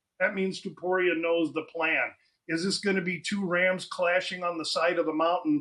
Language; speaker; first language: English; native; English